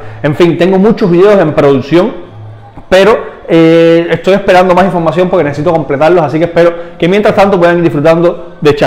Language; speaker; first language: Spanish; native; Spanish